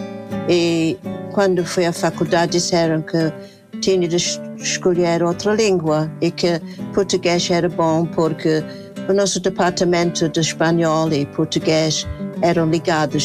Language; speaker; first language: Portuguese; non-native, fluent; English